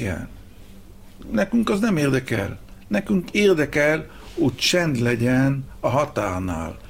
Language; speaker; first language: Hungarian; early bilingual, heritage; Hebrew